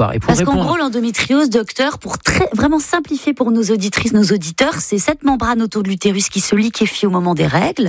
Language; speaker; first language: French; native; French